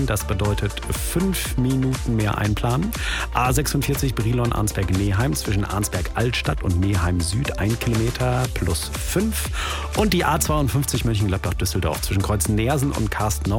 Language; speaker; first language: German; native; German